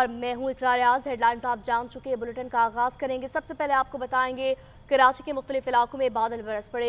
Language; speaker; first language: Urdu; native; Urdu